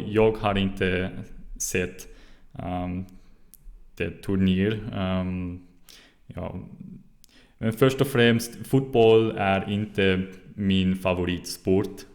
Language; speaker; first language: Swedish; non-native, learner; German